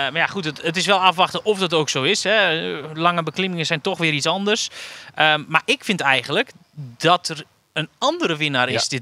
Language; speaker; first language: Dutch; native; Dutch